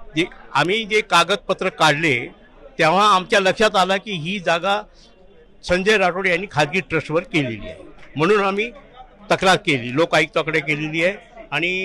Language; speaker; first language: Marathi; non-native, local second language; Lambadi